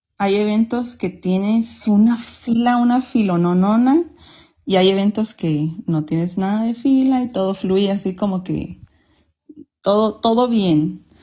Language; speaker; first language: Spanish; native; Spanish